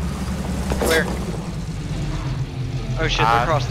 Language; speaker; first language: English; native; English